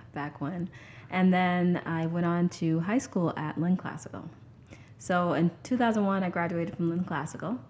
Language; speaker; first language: English; native; English